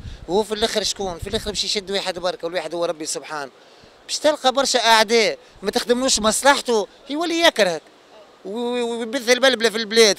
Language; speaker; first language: Arabic; native; Arabic